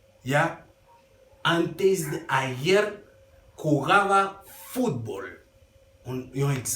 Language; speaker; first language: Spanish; non-native, fluent; Haitian Creole